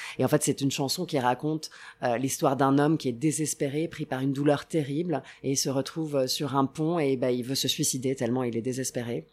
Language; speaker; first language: French; non-native, fluent; Italian